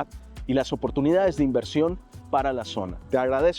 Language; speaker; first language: Spanish; native; Spanish